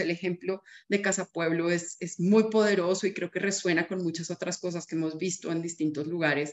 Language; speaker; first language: Spanish; native; Spanish